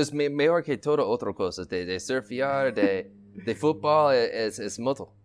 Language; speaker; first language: Spanish; non-native, learner; English